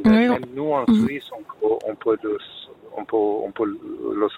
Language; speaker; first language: French; non-native, fluent; Persian